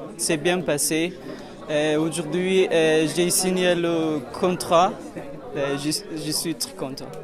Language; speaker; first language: French; non-native, learner; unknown